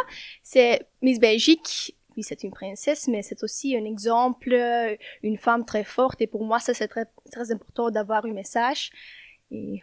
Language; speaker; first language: French; non-native, learner; Dutch